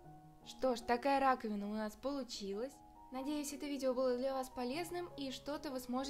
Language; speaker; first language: Russian; native; Russian